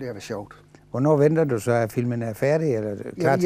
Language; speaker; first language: Danish; native; Danish